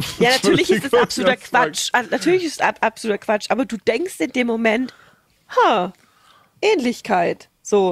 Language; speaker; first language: German; native; German